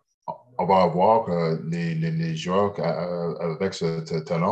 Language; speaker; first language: French; early bilingual, heritage; English